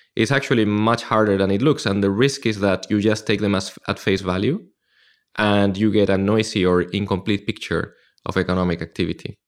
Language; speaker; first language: English; non-native, fluent; Spanish